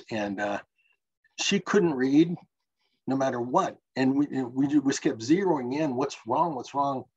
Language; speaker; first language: English; native; English